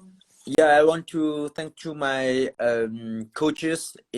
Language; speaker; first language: English; non-native, learner; Chinese